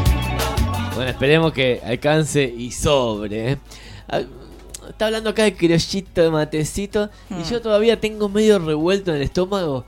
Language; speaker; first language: Spanish; native; Spanish